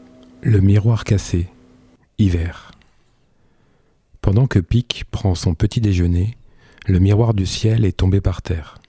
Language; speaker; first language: French; native; French